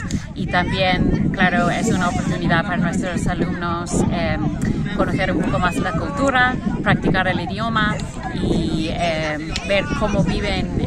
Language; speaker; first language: Spanish; non-native, fluent; English